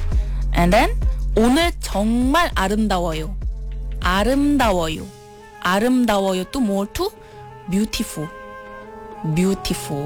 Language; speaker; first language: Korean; non-native, learner; Malay